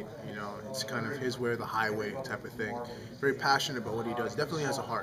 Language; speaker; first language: English; native; English